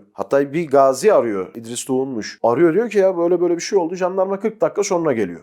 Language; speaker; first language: Turkish; native; Turkish